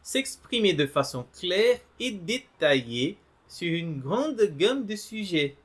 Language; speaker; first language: French; non-native, fluent; Portuguese